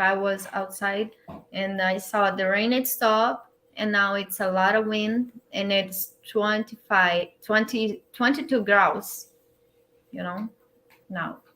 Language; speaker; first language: English; non-native, learner; Portuguese